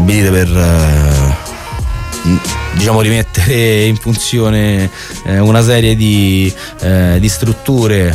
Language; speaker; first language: Italian; native; Italian